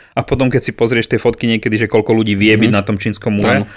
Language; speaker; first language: Slovak; native; Slovak